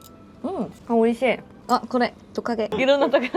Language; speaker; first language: Japanese; non-native, learner; Korean